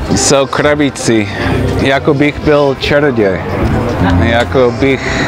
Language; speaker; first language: Czech; non-native, fluent; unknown